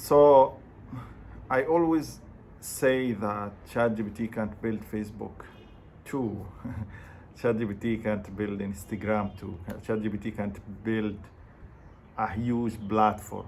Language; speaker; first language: English; non-native, fluent; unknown